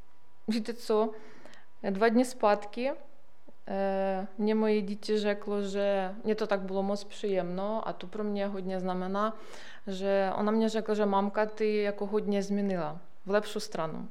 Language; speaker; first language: Czech; non-native, learner; Ukrainian